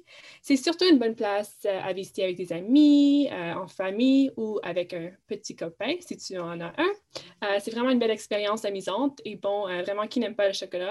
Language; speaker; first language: French; non-native, fluent; English